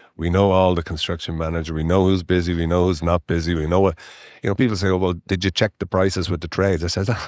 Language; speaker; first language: English; native; English